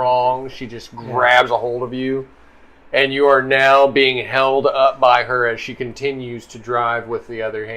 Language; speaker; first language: English; native; English